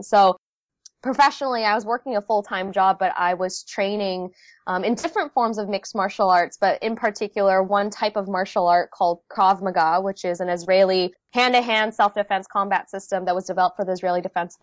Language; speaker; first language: English; early bilingual, other home language; Vietnamese